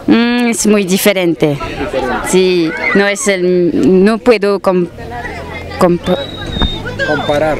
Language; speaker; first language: Spanish; non-native, learner; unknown